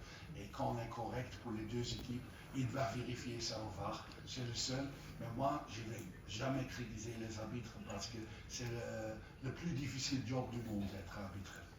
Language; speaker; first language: French; non-native, fluent; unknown